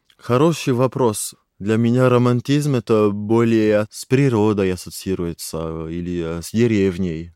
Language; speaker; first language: Russian; non-native, fluent; French